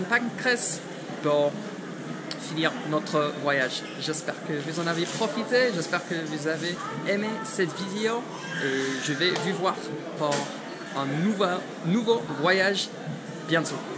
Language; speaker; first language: French; non-native, fluent; English